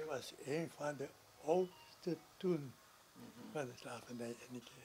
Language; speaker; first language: Dutch; non-native, local second language; Sranan Tongo